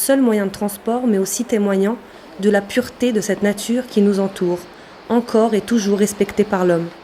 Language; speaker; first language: French; native; French